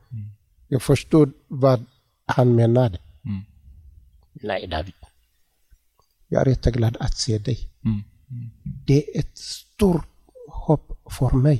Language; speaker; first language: Swedish; non-native, learner; Tigrinya